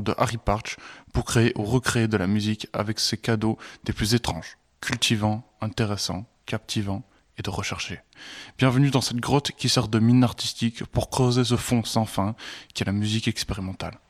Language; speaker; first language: French; native; French